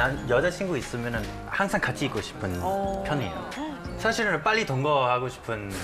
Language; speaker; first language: Korean; non-native, fluent; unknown